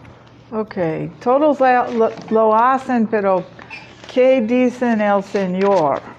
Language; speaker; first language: Spanish; non-native, fluent; English